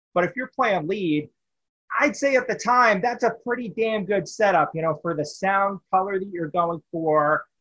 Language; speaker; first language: English; native; English